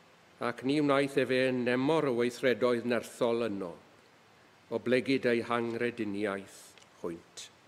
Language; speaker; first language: Welsh; native; Welsh